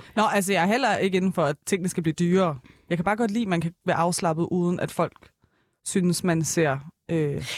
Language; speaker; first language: Danish; early bilingual, other home language; Persian